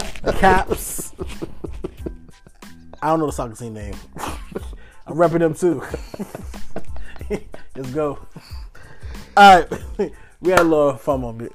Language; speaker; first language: English; native; English